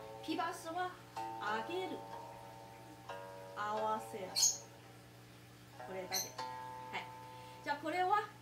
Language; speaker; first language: Japanese; non-native, fluent; Chinese